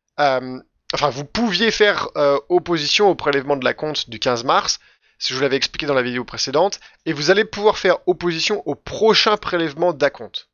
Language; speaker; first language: French; native; French